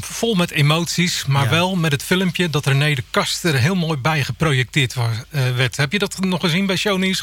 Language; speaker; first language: Dutch; native; Dutch